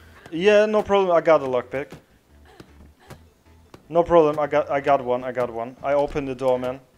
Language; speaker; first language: English; non-native, learner; German